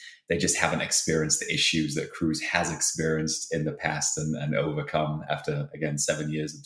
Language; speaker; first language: English; native; English